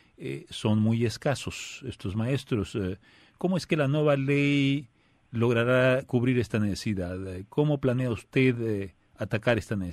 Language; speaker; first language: Spanish; native; Spanish